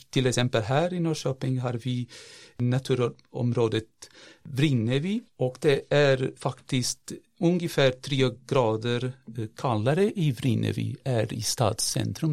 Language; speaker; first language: Swedish; non-native, fluent; Portuguese